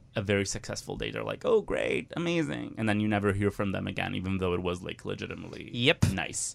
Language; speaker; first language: English; non-native, fluent; Italian